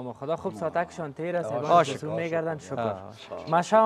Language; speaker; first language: Persian; native; Persian